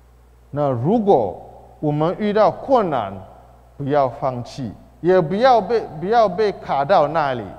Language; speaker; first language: Chinese; non-native, fluent; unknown